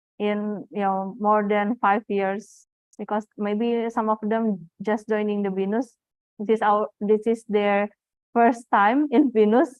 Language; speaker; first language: English; non-native, fluent; Indonesian